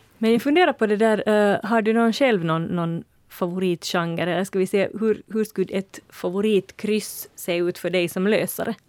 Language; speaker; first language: Swedish; native; Swedish